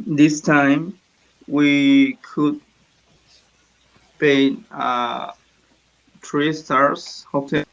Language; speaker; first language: English; non-native, learner; Spanish